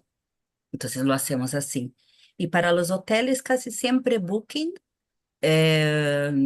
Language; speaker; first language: Spanish; non-native, fluent; Portuguese